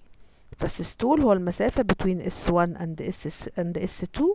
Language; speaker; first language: Arabic; native; Arabic